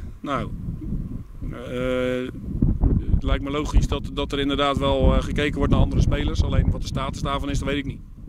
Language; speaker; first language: Dutch; native; Dutch